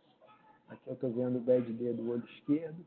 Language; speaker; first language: Portuguese; native; Portuguese